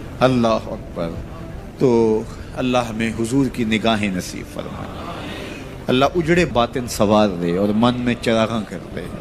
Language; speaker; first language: Urdu; non-native, local second language; Punjabi